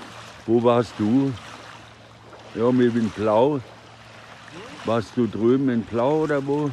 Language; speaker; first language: German; native; German